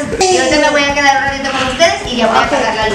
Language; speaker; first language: Spanish; native; Spanish